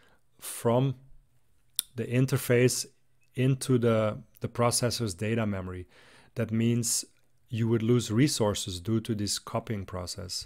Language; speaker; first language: English; non-native, fluent; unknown